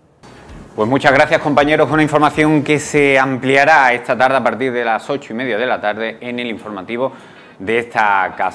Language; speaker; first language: Spanish; native; Spanish